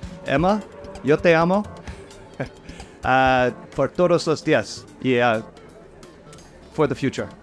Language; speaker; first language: Spanish; non-native, learner; English